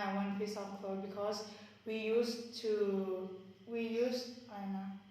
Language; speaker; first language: English; non-native, learner; Thai